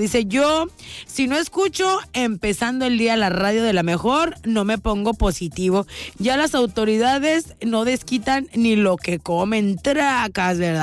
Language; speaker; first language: Spanish; native; Spanish